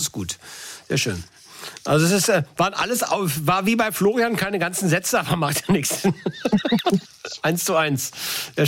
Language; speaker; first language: German; native; German